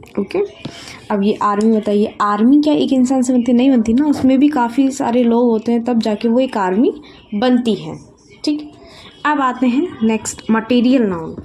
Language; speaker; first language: Hindi; native; Hindi